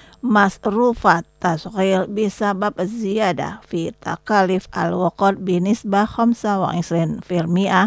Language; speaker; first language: Arabic; non-native, fluent; Indonesian